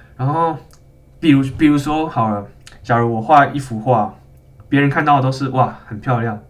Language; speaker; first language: Chinese; native; Chinese